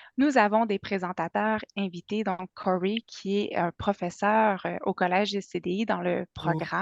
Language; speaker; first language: French; native; French